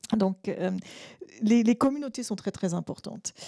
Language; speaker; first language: French; native; French